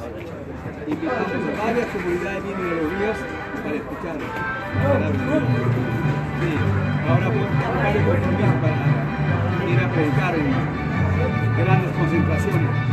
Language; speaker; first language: Spanish; non-native, local second language; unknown